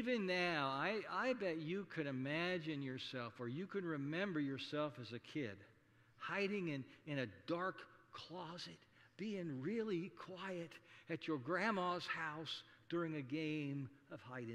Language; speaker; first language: English; native; English